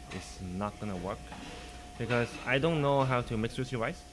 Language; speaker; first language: English; non-native, local second language; Cantonese